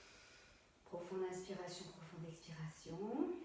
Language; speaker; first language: French; native; French